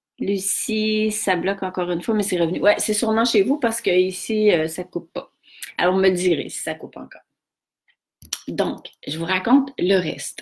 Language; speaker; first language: French; native; French